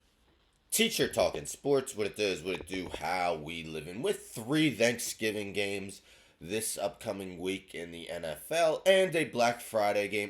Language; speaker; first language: English; native; English